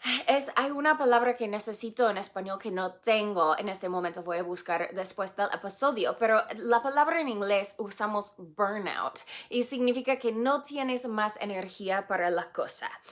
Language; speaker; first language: Spanish; non-native, fluent; English